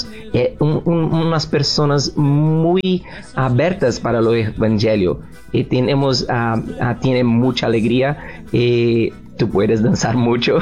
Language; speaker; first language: Spanish; non-native, learner; Portuguese